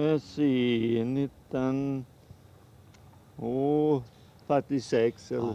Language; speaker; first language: Swedish; early bilingual, heritage; Swedish